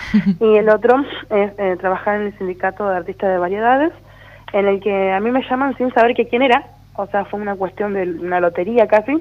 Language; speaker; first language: Spanish; native; Spanish